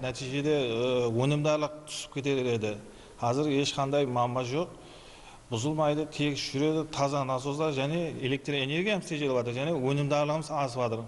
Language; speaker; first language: Uzbek; non-native, local second language; Kara-Kalpak